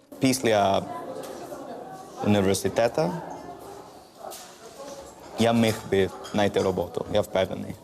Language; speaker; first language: Ukrainian; non-native, learner; English